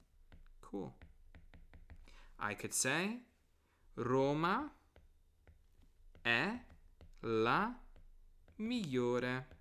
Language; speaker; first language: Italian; non-native, fluent; English